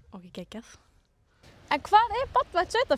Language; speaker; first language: Icelandic; native; Icelandic